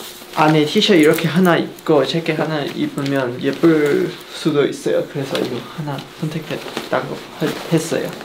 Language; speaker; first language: Korean; non-native, fluent; Chinese